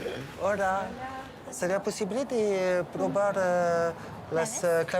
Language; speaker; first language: Spanish; non-native, learner; French